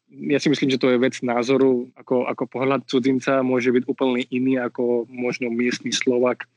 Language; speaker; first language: Slovak; non-native, fluent; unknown